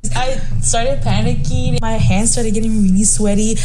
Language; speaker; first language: English; non-native, fluent; Spanish